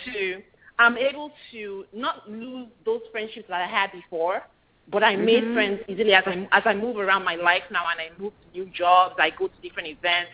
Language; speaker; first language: English; non-native, local second language; Yoruba